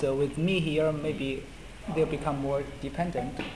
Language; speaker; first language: English; non-native, fluent; Chinese